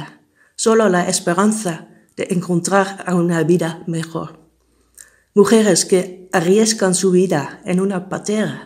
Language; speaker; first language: Spanish; non-native, fluent; Dutch